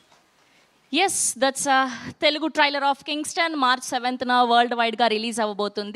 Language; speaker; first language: Telugu; native; Telugu